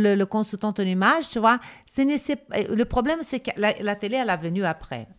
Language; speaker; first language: French; non-native, fluent; Portuguese